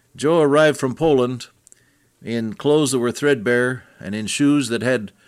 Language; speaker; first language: English; native; English